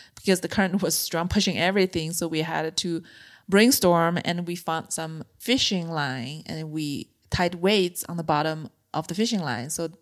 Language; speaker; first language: English; non-native, fluent; Chinese